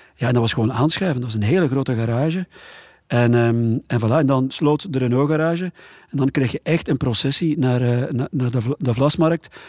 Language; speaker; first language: Dutch; native; Dutch